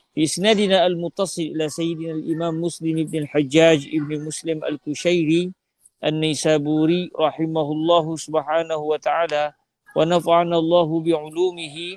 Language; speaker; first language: Arabic; non-native, fluent; Malay